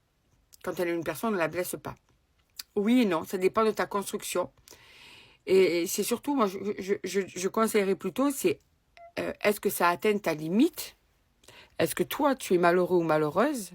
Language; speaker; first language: French; native; French